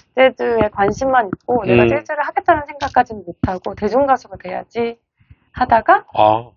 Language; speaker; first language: Korean; native; Korean